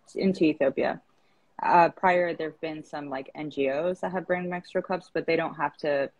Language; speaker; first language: English; non-native, fluent; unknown